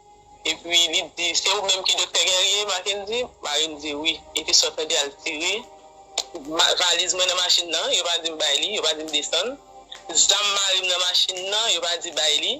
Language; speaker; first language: Haitian Creole; native; Haitian Creole